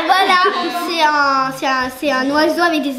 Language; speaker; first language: French; native; French